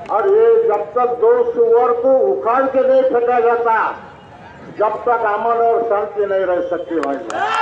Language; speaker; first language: Hindi; native; Hindi